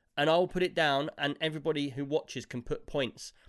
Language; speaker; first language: English; native; English